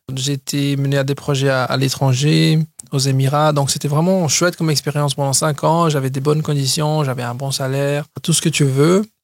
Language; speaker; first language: French; early bilingual, other home language; Portuguese